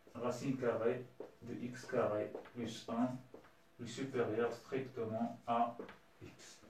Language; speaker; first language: French; non-native, local second language; Arabic